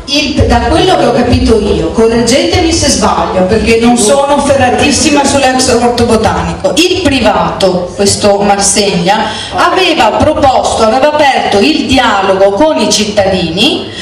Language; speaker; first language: Italian; native; Italian